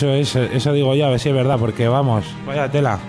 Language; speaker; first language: Spanish; native; Spanish